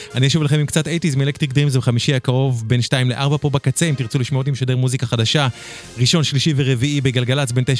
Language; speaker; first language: Hebrew; native; Hebrew